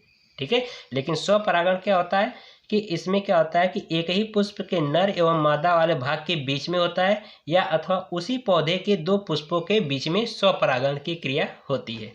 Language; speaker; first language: Hindi; native; Hindi